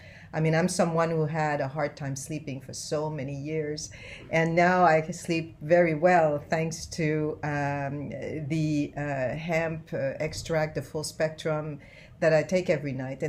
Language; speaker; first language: English; non-native, fluent; French